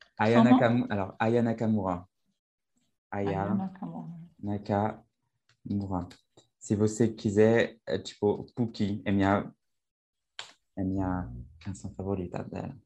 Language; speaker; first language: Portuguese; non-native, learner; French